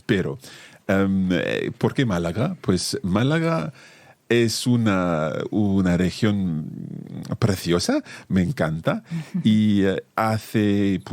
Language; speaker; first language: Spanish; non-native, fluent; English